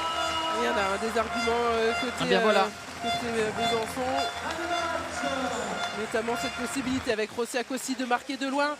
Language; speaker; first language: French; native; French